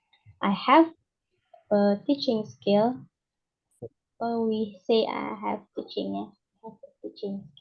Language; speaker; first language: English; non-native, learner; Indonesian